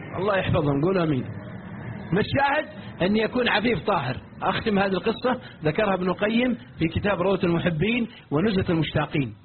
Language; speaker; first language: Arabic; native; Arabic